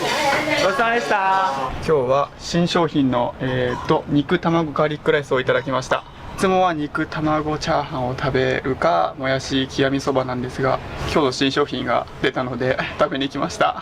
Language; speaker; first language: Japanese; native; Japanese